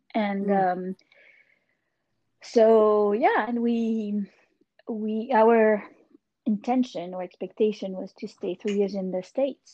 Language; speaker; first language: English; non-native, fluent; French